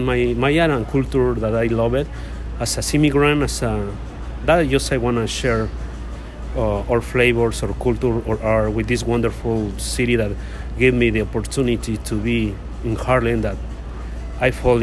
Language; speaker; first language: English; non-native, learner; Spanish